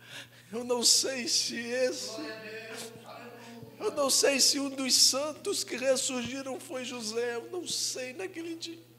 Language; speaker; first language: Portuguese; native; Portuguese